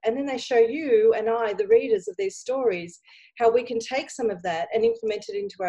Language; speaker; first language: English; native; English